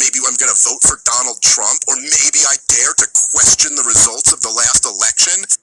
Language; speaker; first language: English; native; English